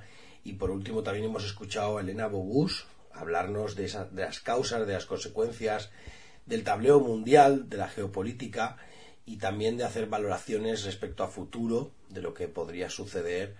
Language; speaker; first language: Spanish; native; Spanish